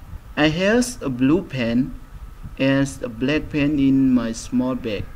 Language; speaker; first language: English; non-native, fluent; Khmer